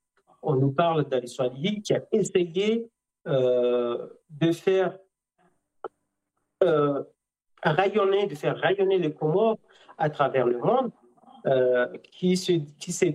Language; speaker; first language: French; non-native, local second language; Comorian